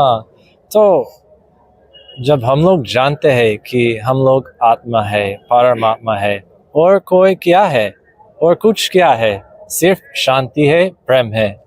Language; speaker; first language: Hindi; non-native, learner; English